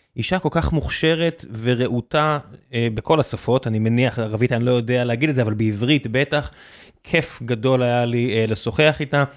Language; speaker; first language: Hebrew; native; Hebrew